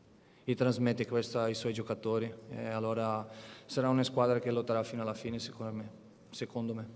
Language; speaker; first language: Italian; non-native, fluent; Portuguese